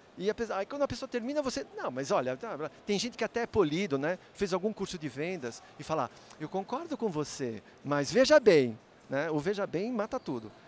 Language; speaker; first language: Portuguese; native; Portuguese